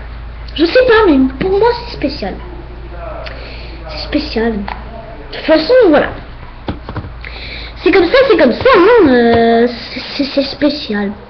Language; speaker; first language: French; native; French